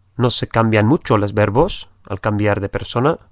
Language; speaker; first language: Spanish; native; Spanish